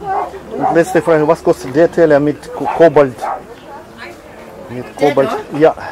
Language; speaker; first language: German; non-native, learner; Russian